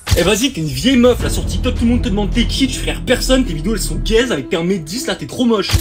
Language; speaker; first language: French; native; French